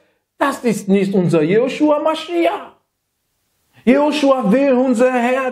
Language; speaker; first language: German; non-native, fluent; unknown